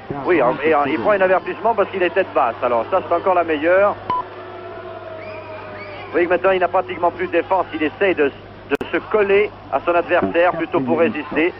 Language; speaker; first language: French; native; French